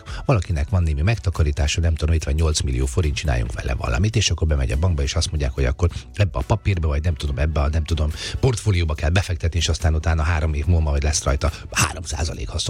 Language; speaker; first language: Hungarian; native; Hungarian